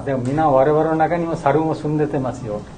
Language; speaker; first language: Japanese; non-native, fluent; Bangla